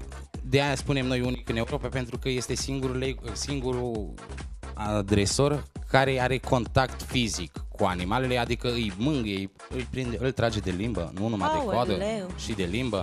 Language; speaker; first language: Romanian; native; Romanian